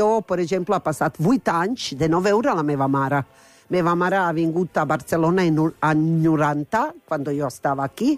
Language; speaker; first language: Catalan; non-native, fluent; Croatian